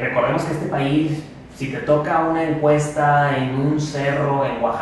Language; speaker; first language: Spanish; native; Spanish